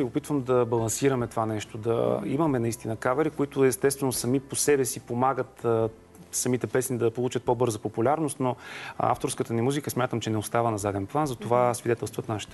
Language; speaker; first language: Bulgarian; native; Bulgarian